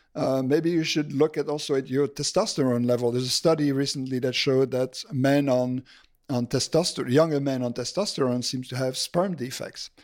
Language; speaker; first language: English; non-native, fluent; French